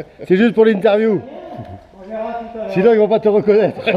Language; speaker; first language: French; native; French